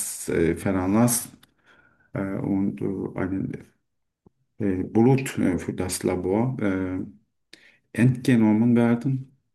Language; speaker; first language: German; non-native, learner; Turkish